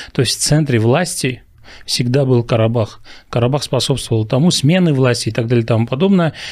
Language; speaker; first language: Russian; non-native, local second language; Armenian